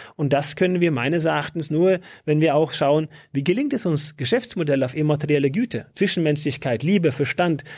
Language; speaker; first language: German; non-native, fluent; Norwegian